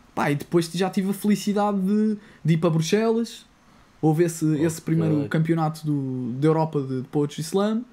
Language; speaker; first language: Portuguese; native; Portuguese